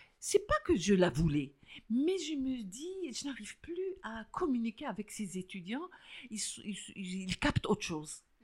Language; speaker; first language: French; non-native, local second language; Arabic